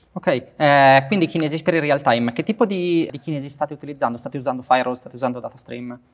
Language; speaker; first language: Italian; native; Italian